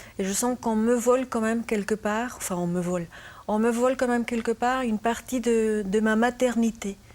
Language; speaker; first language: French; non-native, fluent; Spanish